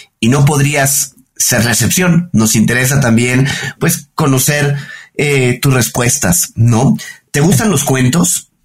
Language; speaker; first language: Spanish; native; Spanish